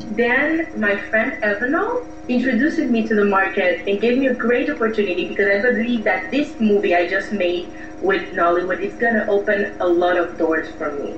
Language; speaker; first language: English; non-native, fluent; Haitian Creole